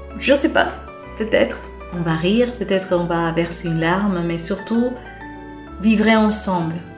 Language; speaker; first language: French; non-native, fluent; Spanish